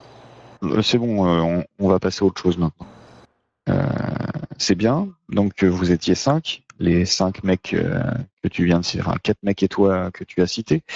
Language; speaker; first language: French; native; French